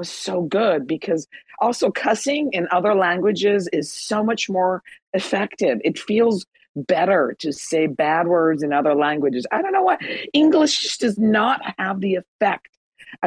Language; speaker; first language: English; early bilingual, other home language; Persian